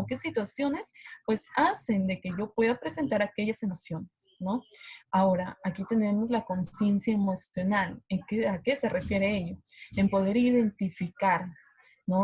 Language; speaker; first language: Spanish; native; Spanish